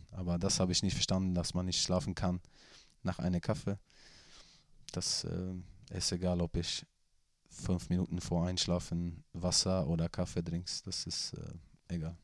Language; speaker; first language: German; non-native, fluent; Swedish